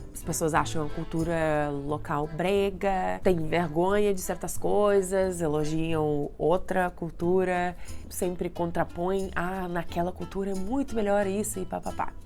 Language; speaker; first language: Portuguese; non-native, fluent; Russian